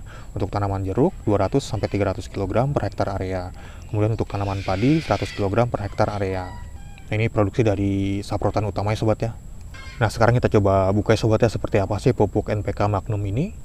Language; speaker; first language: Indonesian; native; Indonesian